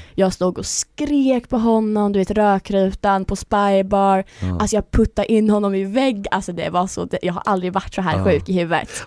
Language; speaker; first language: Swedish; native; Swedish